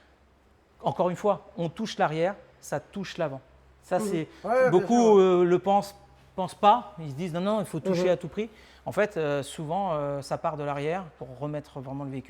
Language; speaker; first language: French; native; French